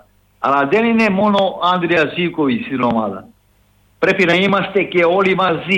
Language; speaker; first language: Greek; non-native, fluent; Serbian